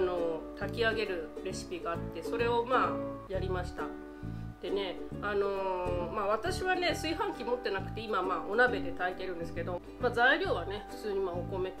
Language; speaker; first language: Japanese; native; Japanese